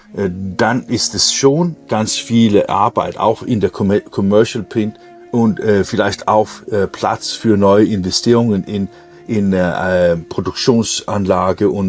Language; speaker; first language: German; non-native, learner; Danish